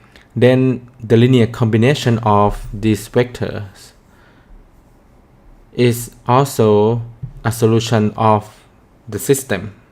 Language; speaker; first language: English; non-native, fluent; Thai